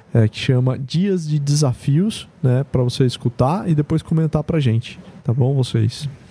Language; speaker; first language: Portuguese; native; Portuguese